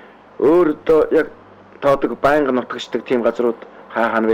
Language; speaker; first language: Mongolian; native; Mongolian